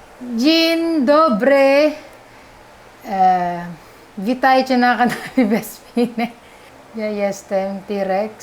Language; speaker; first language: Polish; non-native, learner; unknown